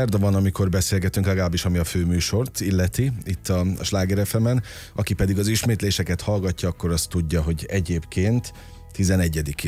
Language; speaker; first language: Hungarian; native; Hungarian